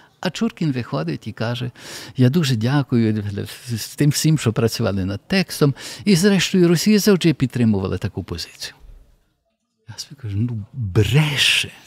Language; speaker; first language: Ukrainian; early bilingual, heritage; Ukrainian